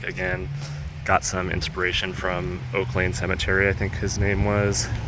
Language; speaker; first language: English; native; English